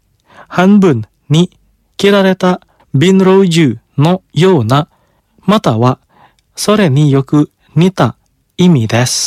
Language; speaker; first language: Japanese; non-native, fluent; Indonesian